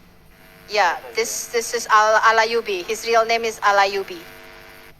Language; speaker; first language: English; non-native, fluent; Indonesian